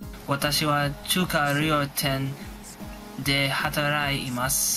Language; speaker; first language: Japanese; non-native, learner; English